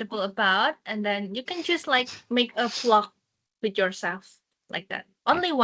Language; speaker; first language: English; non-native, fluent; Indonesian